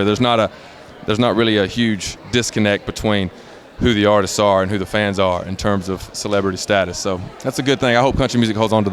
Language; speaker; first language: English; native; English